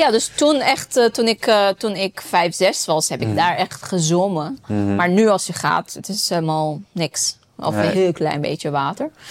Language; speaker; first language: Dutch; non-native, fluent; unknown